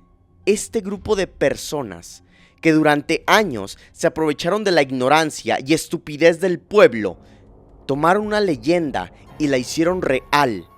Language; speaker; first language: Spanish; native; Spanish